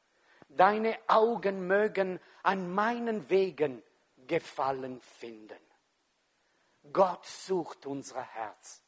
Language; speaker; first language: German; non-native, fluent; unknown